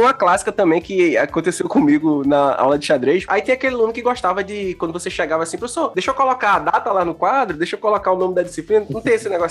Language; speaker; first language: Portuguese; native; Portuguese